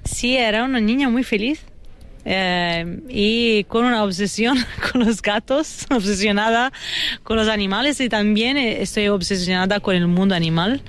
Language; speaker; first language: Spanish; non-native, fluent; Italian